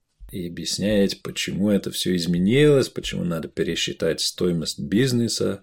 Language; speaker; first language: Russian; non-native, fluent; English